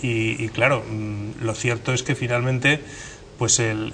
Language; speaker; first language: Spanish; native; Spanish